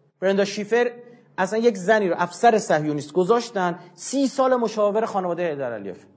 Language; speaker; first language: Persian; non-native, local second language; Azerbaijani